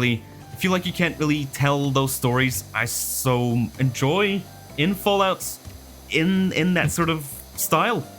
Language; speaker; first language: English; non-native, fluent; Norwegian